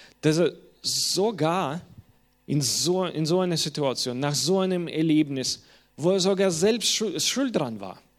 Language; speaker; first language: German; non-native, fluent; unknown